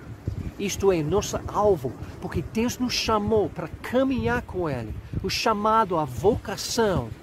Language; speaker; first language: Portuguese; non-native, fluent; English